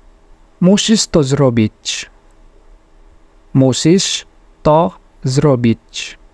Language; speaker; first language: Polish; non-native, fluent; Indonesian